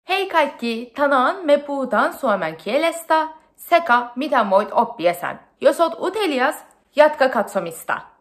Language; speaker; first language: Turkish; native; Turkish